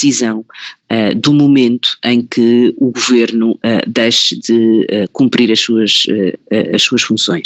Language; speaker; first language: Portuguese; native; Portuguese